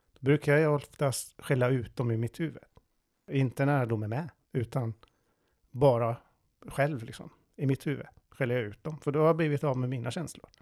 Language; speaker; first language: Swedish; non-native, fluent; Persian